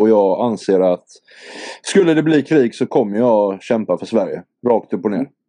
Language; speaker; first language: Swedish; native; Swedish